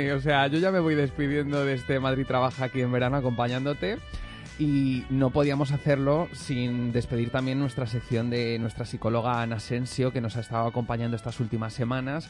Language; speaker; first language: Spanish; native; Spanish